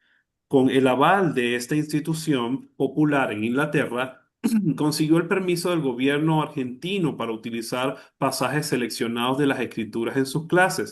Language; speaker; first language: Spanish; native; Spanish